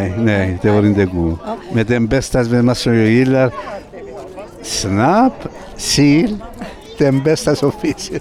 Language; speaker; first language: Swedish; non-native, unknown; Greek